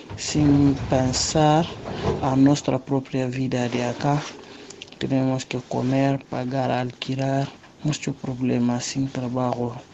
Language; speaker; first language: Spanish; non-native, learner; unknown